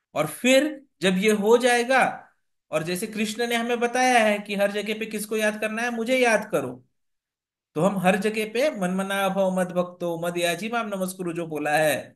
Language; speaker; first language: Hindi; non-native, local second language; Marathi